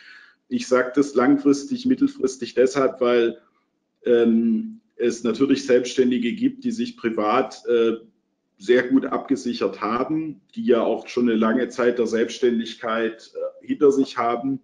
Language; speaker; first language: German; native; German